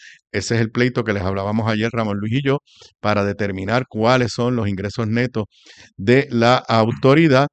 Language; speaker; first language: Spanish; native; Spanish